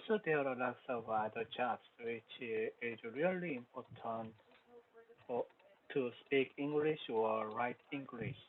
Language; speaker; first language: English; non-native, learner; Korean